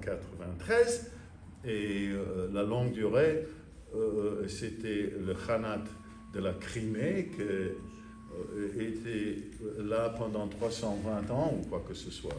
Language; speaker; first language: French; non-native, fluent; English